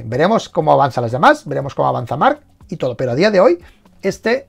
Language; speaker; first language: Spanish; native; Spanish